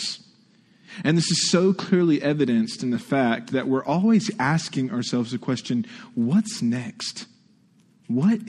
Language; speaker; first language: English; native; English